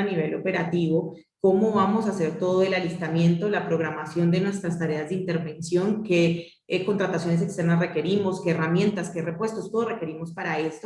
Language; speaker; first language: Spanish; native; Spanish